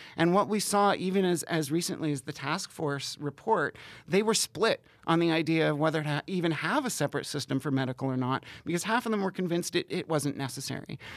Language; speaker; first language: English; native; English